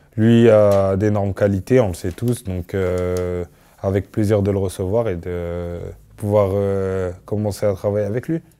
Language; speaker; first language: French; native; French